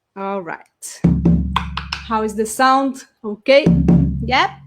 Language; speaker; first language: English; non-native, fluent; Portuguese